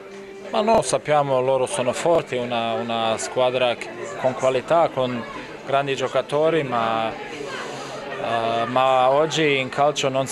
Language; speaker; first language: Italian; non-native, learner; Bosnian